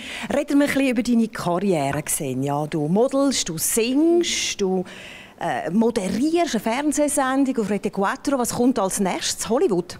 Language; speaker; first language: German; native; German